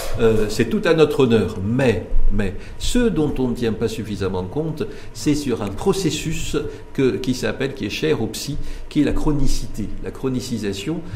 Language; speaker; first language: French; non-native, local second language; Arabic